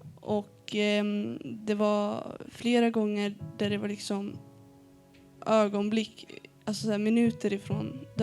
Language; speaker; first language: Swedish; early bilingual, other home language; Arabic